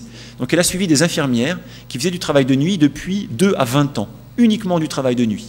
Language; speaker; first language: French; native; French